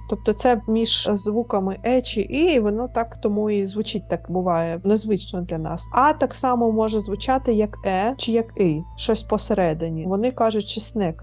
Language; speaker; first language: Ukrainian; native; Ukrainian